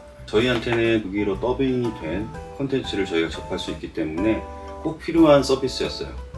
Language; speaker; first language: Korean; native; Korean